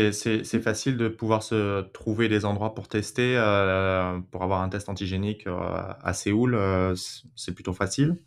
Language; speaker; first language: French; native; French